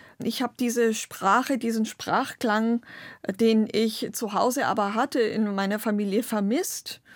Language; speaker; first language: German; non-native, local second language; Romany